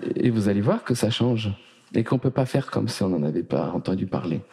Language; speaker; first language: French; native; French